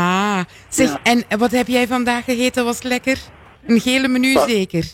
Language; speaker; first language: Dutch; native; Dutch